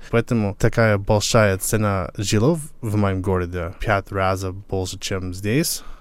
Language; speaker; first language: Russian; non-native, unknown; English